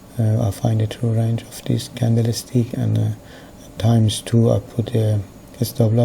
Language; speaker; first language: English; non-native, fluent; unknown